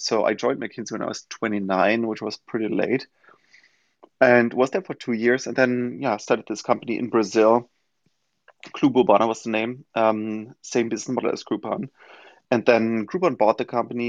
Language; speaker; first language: English; non-native, fluent; German